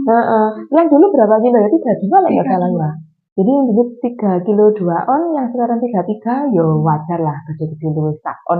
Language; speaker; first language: Indonesian; non-native, local second language; Javanese